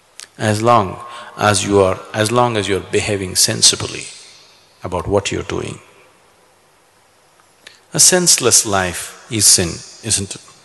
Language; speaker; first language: English; non-native, local second language; Kannada